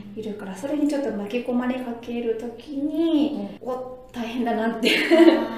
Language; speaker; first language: Japanese; native; Japanese